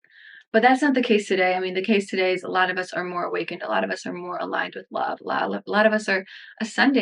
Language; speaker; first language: English; native; English